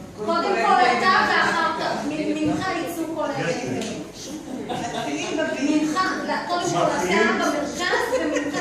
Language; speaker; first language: Hebrew; native; Hebrew